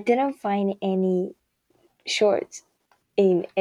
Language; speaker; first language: English; non-native, fluent; Chinese